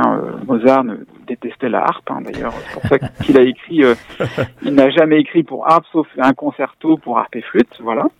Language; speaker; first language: French; native; French